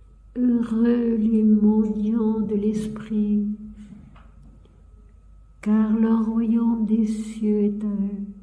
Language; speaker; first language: French; native; French